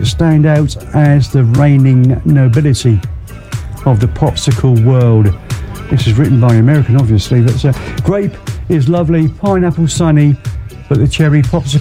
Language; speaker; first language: English; native; English